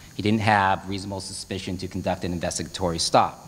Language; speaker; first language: English; native; English